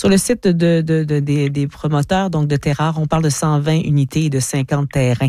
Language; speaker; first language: French; native; French